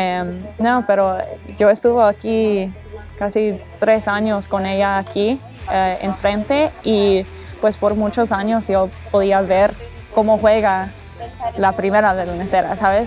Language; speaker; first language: Spanish; early bilingual, heritage; English